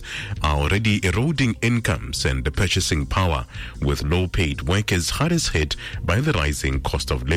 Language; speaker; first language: English; non-native, local second language; Tswana